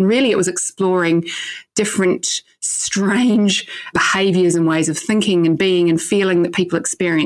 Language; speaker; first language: English; native; English